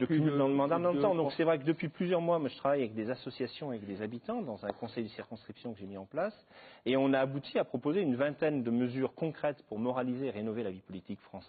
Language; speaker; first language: French; native; French